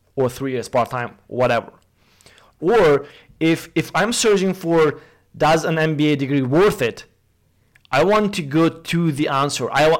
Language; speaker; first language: English; non-native, fluent; Albanian